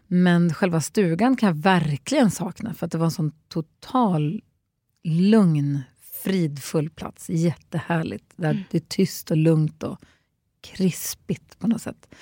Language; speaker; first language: Swedish; native; Swedish